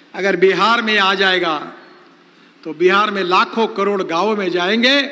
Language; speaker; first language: Hindi; non-native, local second language; Marathi